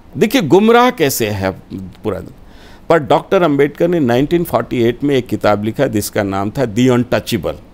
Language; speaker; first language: Hindi; native; Hindi